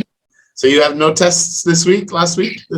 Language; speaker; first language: English; non-native, fluent; French